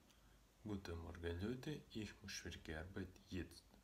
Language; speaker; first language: German; non-native, learner; Russian